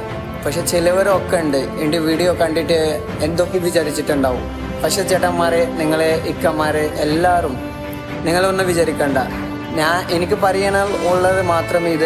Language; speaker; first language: Malayalam; non-native, local second language; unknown